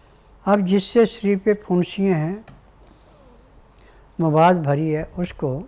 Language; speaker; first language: Hindi; native; Hindi